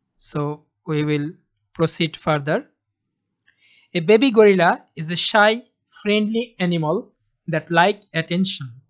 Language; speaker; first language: English; non-native, local second language; Bangla